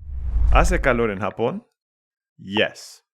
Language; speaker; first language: Spanish; non-native, learner; English